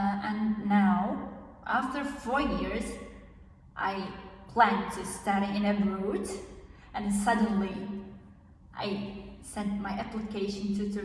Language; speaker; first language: English; non-native, learner; Kazakh